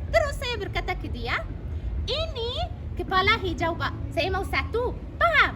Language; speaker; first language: Indonesian; non-native, learner; Arabic